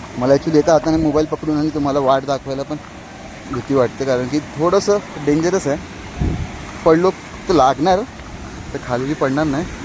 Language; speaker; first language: Marathi; non-native, local second language; Hindi